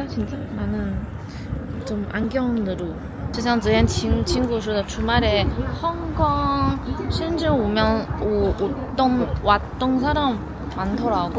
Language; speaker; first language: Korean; non-native, learner; Chinese